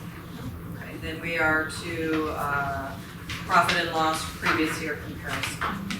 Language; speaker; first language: English; native; English